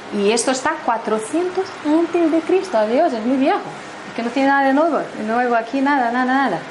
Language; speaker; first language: Spanish; non-native, fluent; Portuguese